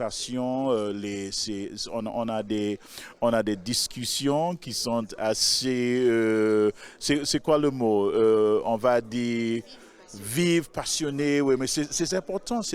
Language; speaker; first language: French; non-native, local second language; English